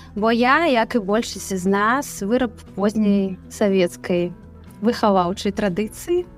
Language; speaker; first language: Belarusian; non-native, local second language; Russian